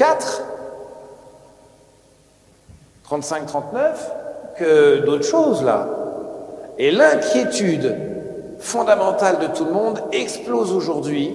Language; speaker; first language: French; native; French